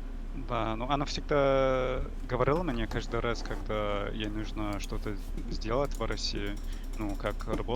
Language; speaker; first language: Russian; non-native, learner; English